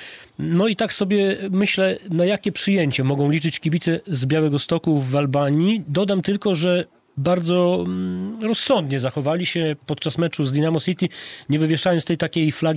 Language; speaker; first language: Polish; native; Polish